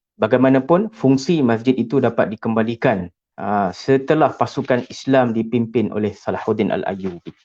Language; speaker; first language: Malay; native; Malay